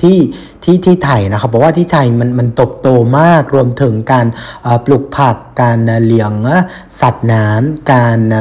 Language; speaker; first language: Thai; non-native, fluent; Vietnamese